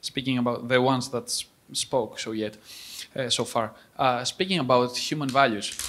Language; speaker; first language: English; non-native, fluent; Greek